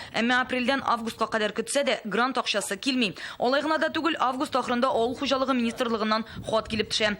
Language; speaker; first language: Tatar; native; Tatar